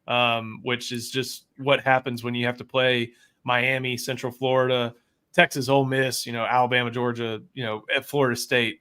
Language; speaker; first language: English; native; English